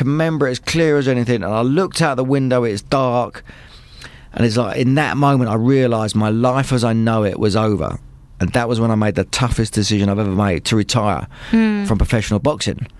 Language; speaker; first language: English; native; English